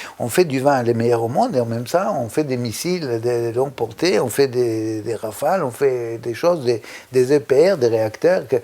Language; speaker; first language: French; non-native, fluent; Spanish